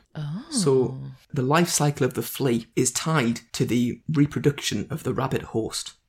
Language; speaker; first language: English; native; English